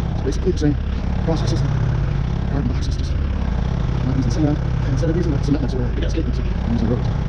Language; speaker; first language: English; native; English